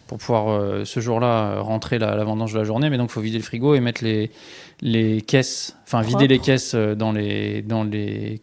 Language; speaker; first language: French; native; French